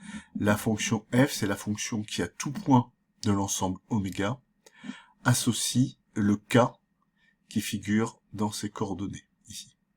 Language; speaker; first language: French; native; French